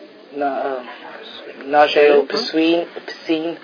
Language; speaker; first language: French; non-native, learner; English